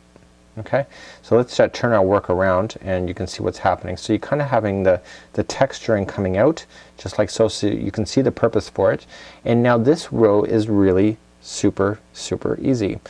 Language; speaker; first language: English; native; English